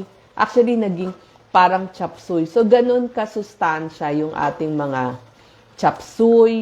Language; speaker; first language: Filipino; native; Filipino